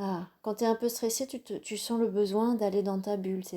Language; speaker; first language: French; native; French